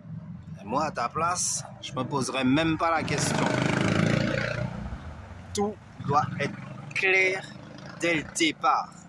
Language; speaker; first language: French; native; French